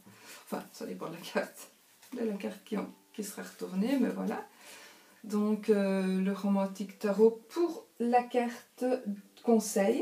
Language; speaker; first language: French; native; French